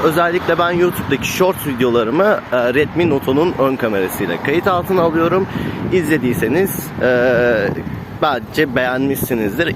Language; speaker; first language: Turkish; native; Turkish